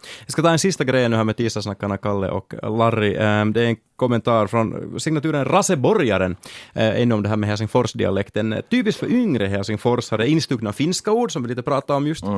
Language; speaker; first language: Swedish; native; Swedish